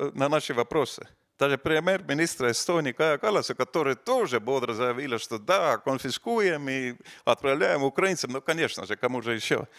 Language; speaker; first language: Russian; non-native, fluent; Estonian